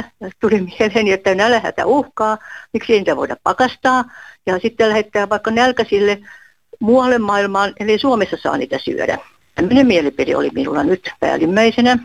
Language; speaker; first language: Finnish; native; Finnish